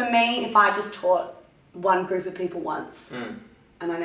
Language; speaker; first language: English; native; English